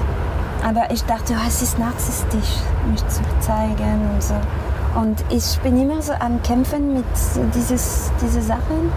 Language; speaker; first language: German; non-native, fluent; French